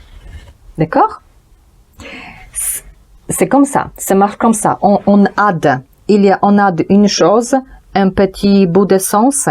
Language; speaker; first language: French; non-native, learner; Polish